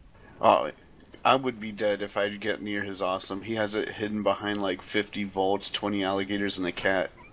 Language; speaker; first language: English; native; English